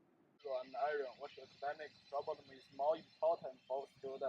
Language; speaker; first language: English; non-native, learner; Chinese